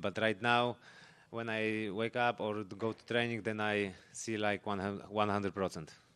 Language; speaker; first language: English; non-native, learner; Polish